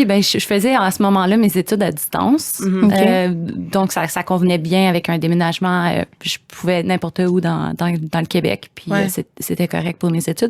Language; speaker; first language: French; native; French